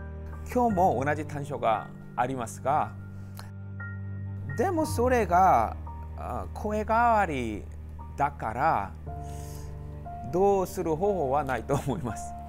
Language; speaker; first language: Japanese; non-native, fluent; Korean